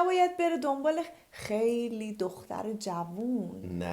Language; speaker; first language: Persian; native; Persian